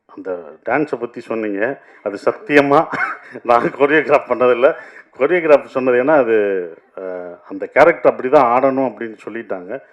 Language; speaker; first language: Tamil; native; Tamil